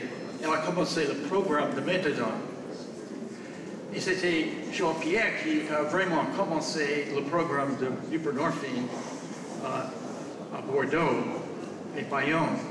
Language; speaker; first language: French; non-native, fluent; English